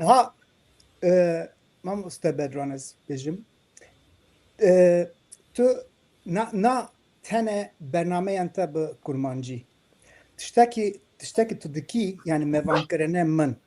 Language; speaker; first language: Kurdish; non-native, local second language; Turkish